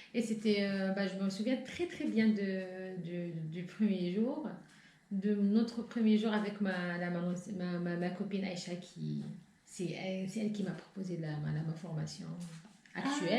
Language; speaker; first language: French; non-native, local second language; Arabic